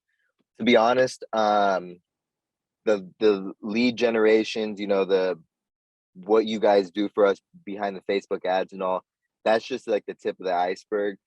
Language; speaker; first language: English; native; English